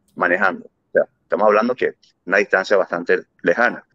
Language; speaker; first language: Spanish; early bilingual, other home language; German